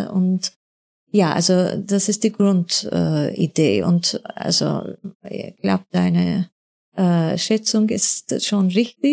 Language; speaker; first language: German; non-native, fluent; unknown